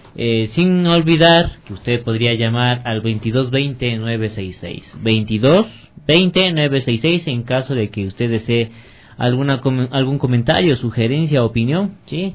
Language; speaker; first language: Spanish; native; Spanish